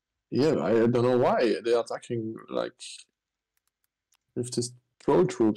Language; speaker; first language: English; non-native, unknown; German